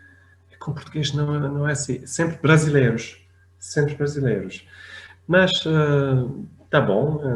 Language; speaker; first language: Portuguese; non-native, fluent; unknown